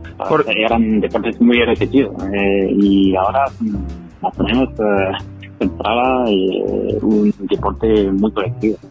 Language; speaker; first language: Spanish; non-native, fluent; French